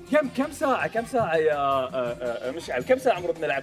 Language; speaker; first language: Arabic; native; Arabic